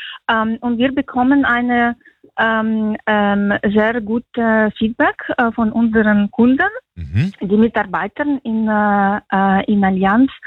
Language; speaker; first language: German; non-native, learner; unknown